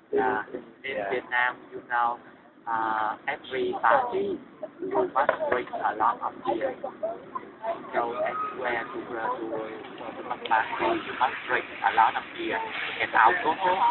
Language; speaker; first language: English; non-native, learner; Vietnamese